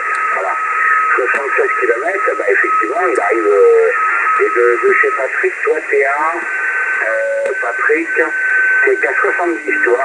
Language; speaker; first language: French; native; French